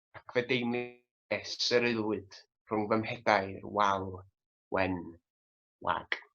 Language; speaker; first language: Welsh; native; Welsh